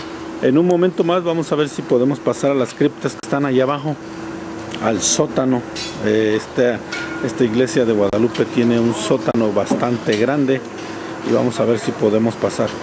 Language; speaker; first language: Spanish; native; Spanish